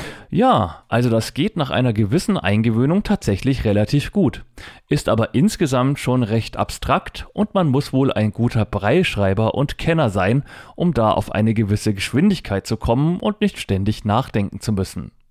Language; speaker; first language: German; native; German